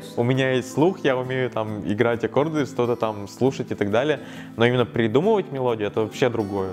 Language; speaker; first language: Russian; native; Russian